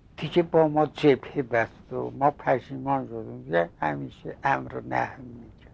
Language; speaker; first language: Persian; non-native, local second language; Azerbaijani